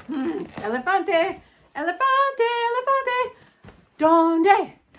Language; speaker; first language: Spanish; non-native, fluent; English